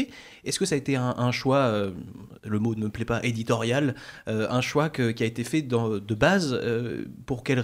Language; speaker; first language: French; native; French